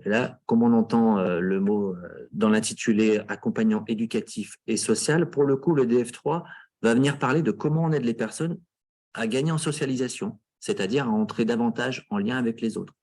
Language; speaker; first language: French; native; French